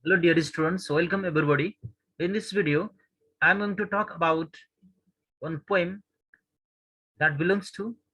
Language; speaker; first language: English; non-native, local second language; Nepali